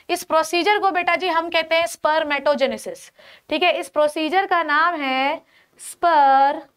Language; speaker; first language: Hindi; native; Hindi